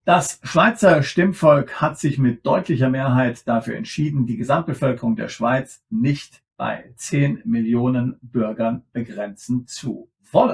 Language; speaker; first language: German; native; German